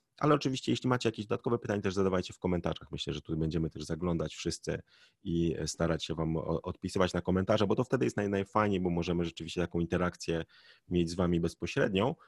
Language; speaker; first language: Polish; native; Polish